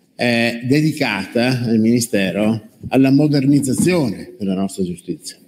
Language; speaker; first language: Italian; native; Italian